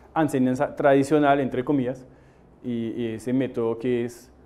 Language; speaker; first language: Spanish; non-native, fluent; French